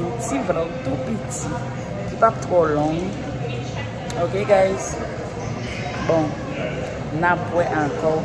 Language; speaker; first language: French; non-native, learner; Haitian Creole